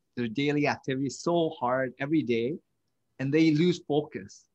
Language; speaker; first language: English; early bilingual, other home language; Vietnamese